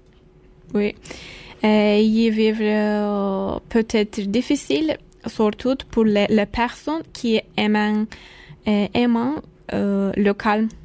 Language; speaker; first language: French; non-native, learner; Turkish